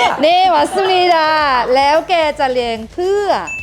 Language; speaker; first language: Korean; non-native, fluent; Thai